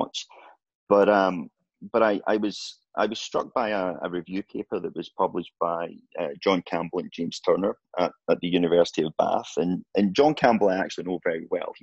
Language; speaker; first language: English; native; English